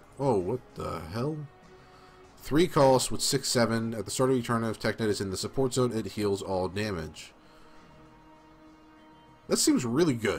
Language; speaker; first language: English; native; English